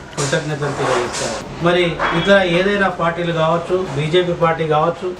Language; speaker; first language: Telugu; native; Telugu